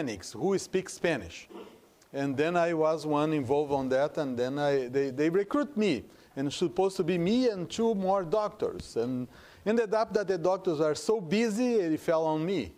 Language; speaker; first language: English; non-native, fluent; Portuguese